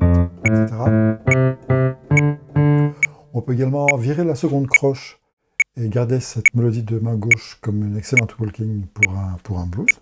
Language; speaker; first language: French; native; French